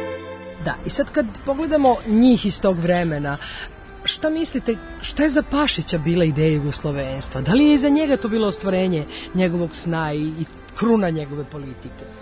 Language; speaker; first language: Serbian; native; Serbian